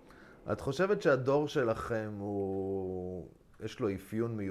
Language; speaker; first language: Hebrew; native; Hebrew